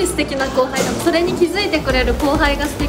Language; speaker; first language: Japanese; native; Japanese